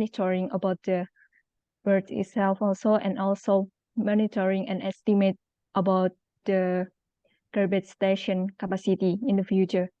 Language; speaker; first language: English; non-native, local second language; Indonesian